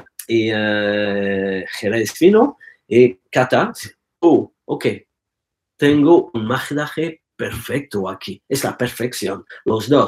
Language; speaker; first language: Spanish; non-native, learner; French